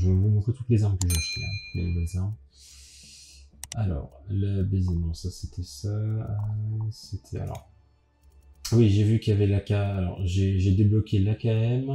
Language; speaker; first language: French; native; French